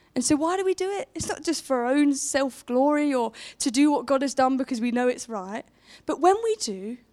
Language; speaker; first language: English; native; English